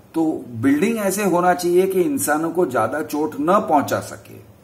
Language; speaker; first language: Hindi; non-native, local second language; Gujarati